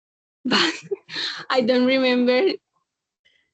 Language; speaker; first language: English; non-native, learner; Spanish